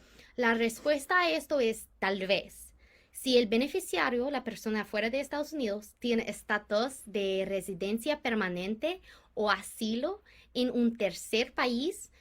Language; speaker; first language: Spanish; non-native, fluent; English